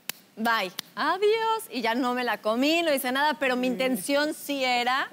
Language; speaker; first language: Spanish; native; Spanish